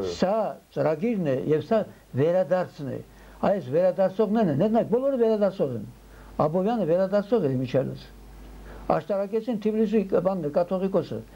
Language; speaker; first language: Armenian; early bilingual, heritage; Armenian